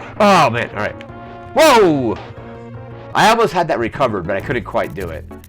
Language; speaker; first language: English; native; English